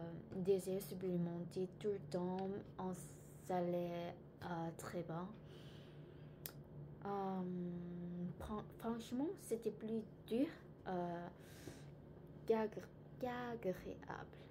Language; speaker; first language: French; non-native, learner; Korean